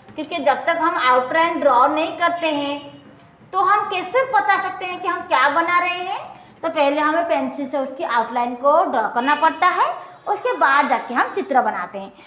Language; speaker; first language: Hindi; non-native, local second language; Odia